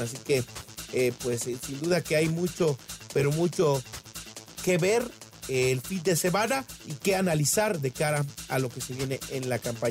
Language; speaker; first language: Spanish; native; Spanish